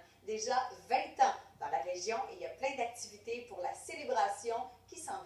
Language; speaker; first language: French; native; French